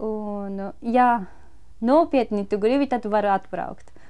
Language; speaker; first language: Latvian; non-native, fluent; Japanese